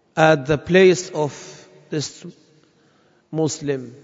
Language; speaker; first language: English; non-native, fluent; Arabic